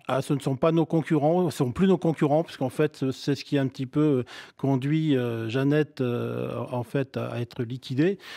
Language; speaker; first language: French; native; French